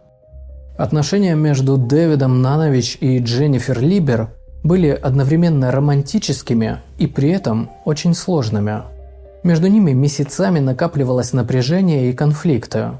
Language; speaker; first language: Russian; native; Russian